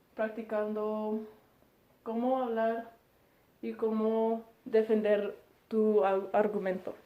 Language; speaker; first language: Spanish; early bilingual, heritage; Spanish